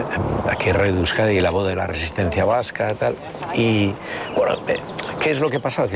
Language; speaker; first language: Spanish; native; Spanish